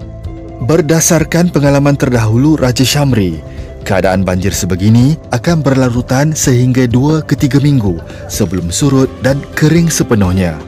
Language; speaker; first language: Malay; native; Malay